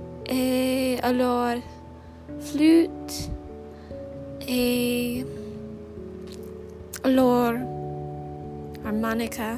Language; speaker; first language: French; non-native, learner; English